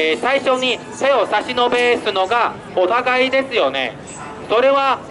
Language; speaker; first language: Japanese; non-native, fluent; Chinese